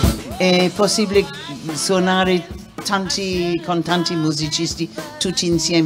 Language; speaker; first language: Italian; non-native, learner; English